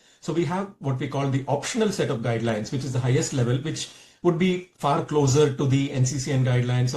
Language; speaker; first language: English; non-native, local second language; Tamil